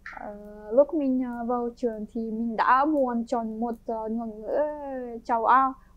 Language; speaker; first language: Vietnamese; non-native, fluent; Ukrainian